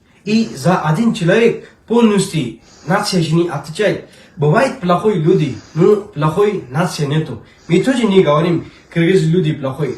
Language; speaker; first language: Russian; non-native, learner; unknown